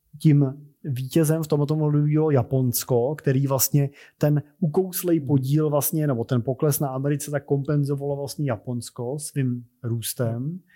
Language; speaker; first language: Czech; native; Czech